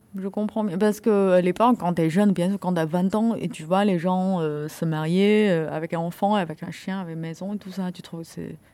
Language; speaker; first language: French; non-native, fluent; Chinese